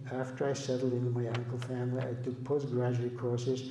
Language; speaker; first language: English; early bilingual, other home language; Lithuanian